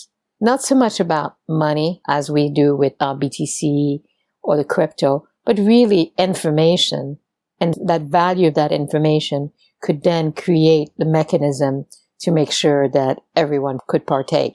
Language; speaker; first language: English; non-native, fluent; French